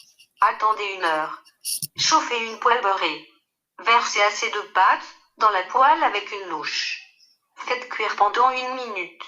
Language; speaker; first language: French; native; French